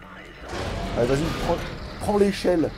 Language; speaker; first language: French; native; French